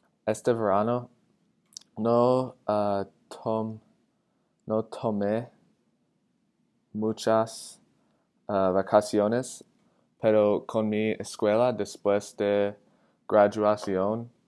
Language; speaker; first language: Spanish; non-native, learner; English